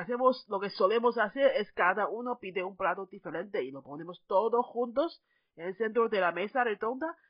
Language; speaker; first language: Spanish; non-native, fluent; Chinese